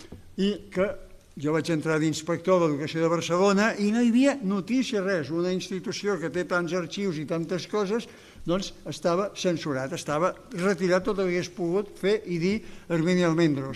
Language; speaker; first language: Catalan; native; Catalan